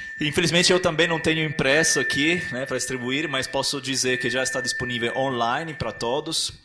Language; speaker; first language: Portuguese; non-native, fluent; Italian